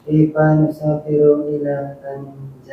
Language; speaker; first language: Arabic; non-native, learner; Filipino